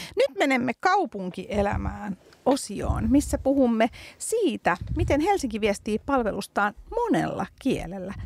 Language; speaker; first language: Finnish; early bilingual, other home language; Hungarian